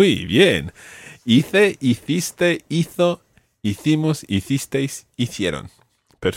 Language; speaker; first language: Spanish; non-native, fluent; English